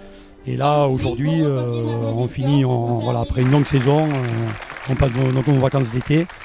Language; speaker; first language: French; native; French